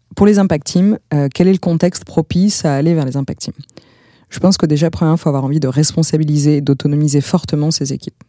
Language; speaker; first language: French; native; French